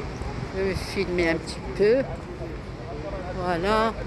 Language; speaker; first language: French; non-native, local second language; Arabic